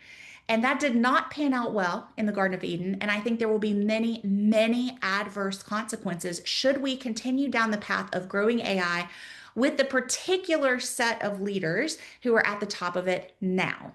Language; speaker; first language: English; native; English